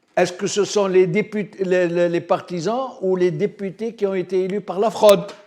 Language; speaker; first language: French; non-native, local second language; Arabic